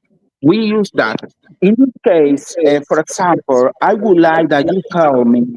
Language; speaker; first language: English; non-native, learner; Spanish